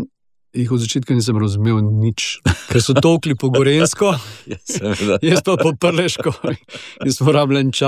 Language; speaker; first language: Slovenian; native; Slovenian